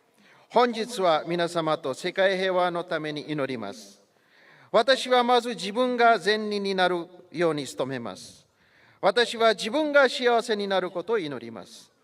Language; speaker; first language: Japanese; non-native, fluent; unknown